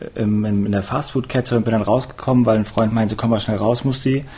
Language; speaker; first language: German; native; German